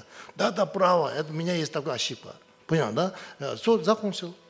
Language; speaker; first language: Russian; non-native, learner; Tibetan